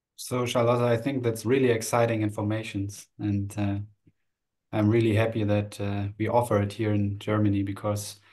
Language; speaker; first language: English; non-native, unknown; German